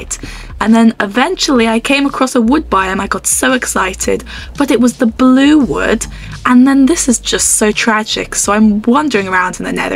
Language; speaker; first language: English; native; English